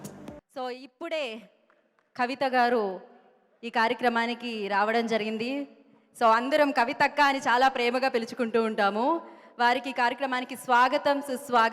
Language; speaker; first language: Telugu; native; Telugu